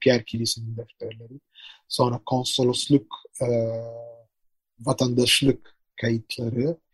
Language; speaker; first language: Turkish; non-native, fluent; Italian